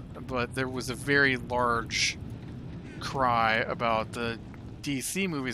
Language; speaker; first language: English; native; English